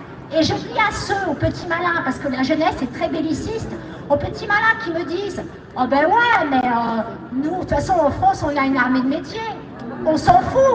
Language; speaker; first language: French; native; French